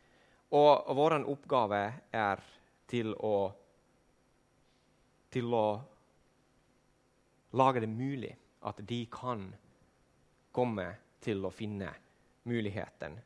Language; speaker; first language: Norwegian; non-native, fluent; Finnish